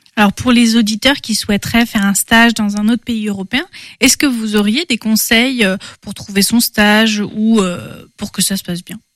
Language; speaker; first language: French; native; French